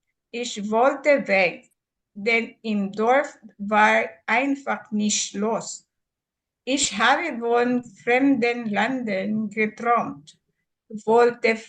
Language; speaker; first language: German; non-native, learner; Filipino